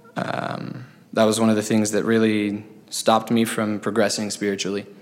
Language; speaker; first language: English; native; English